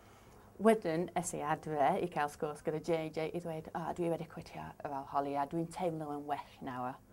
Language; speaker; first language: Welsh; non-native, learner; English